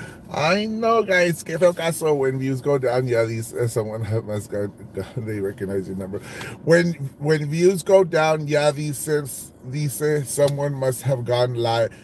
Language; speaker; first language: English; early bilingual, other home language; Spanish